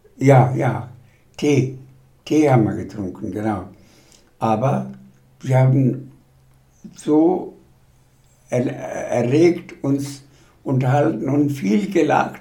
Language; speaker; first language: German; non-native, fluent; Bangla